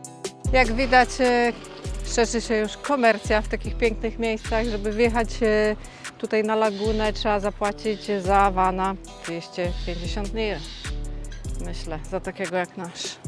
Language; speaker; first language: Polish; native; Polish